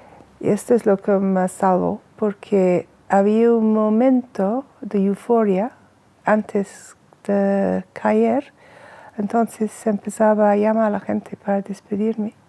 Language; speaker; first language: Spanish; non-native, fluent; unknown